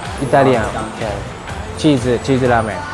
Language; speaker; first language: Thai; non-native, learner; Japanese